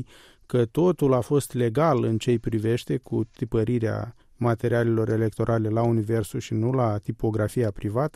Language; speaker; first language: Romanian; native; Romanian